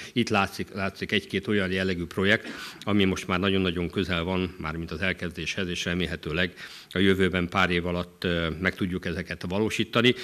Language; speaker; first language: Hungarian; native; Hungarian